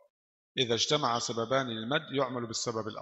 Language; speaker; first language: Arabic; non-native, fluent; Indonesian